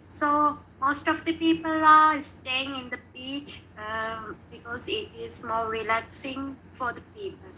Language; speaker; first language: English; non-native, learner; Sinhala